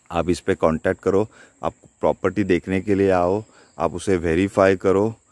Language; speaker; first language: Hindi; non-native, local second language; Marathi